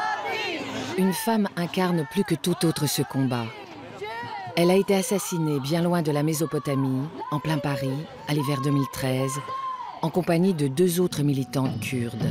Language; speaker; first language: French; native; French